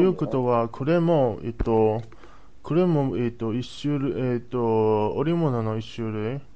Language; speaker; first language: Japanese; non-native, learner; Chinese